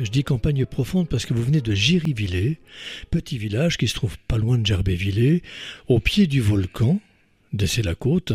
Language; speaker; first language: French; native; French